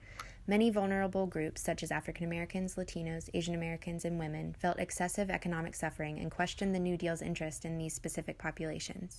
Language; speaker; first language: English; native; English